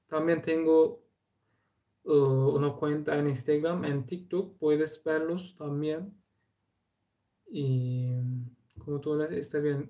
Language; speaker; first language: Spanish; non-native, learner; Turkish